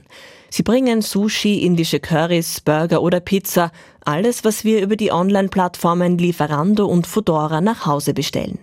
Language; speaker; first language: German; native; German